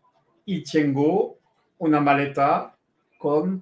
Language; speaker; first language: Spanish; non-native, learner; French